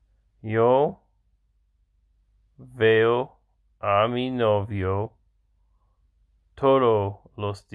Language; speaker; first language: Spanish; non-native, learner; English